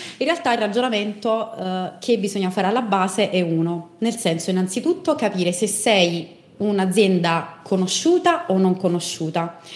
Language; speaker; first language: Italian; native; Italian